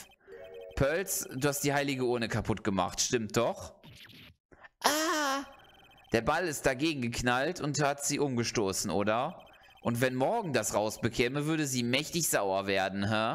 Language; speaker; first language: German; native; German